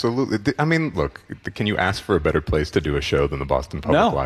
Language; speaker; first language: English; native; English